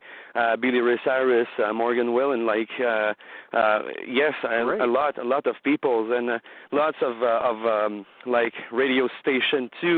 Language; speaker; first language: English; non-native, learner; French